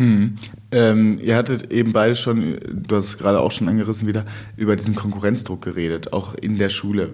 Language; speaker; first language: German; native; German